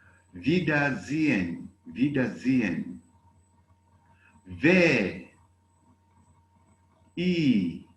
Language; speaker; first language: German; non-native, learner; Bemba